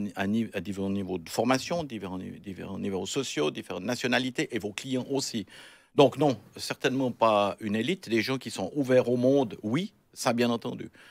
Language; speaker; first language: French; native; French